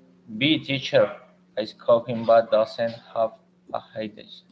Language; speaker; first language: English; non-native, learner; Spanish